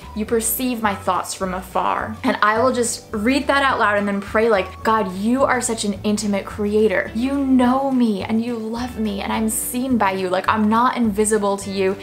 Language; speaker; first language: English; native; English